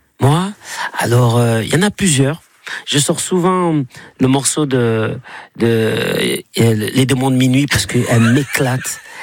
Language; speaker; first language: French; native; French